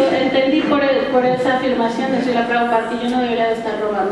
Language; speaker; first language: Spanish; native; Spanish